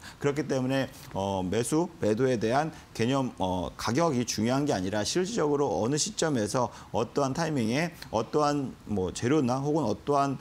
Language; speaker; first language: Korean; native; Korean